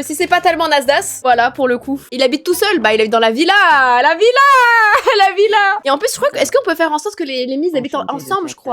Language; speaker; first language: French; native; French